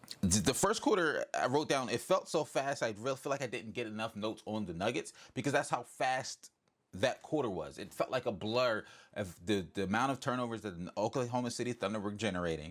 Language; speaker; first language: English; native; English